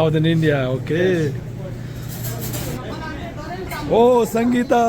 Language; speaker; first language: English; non-native, learner; Tibetan